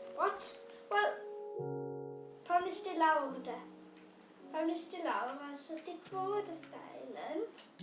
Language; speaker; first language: Welsh; native; Welsh